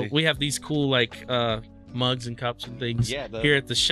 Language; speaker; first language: English; native; English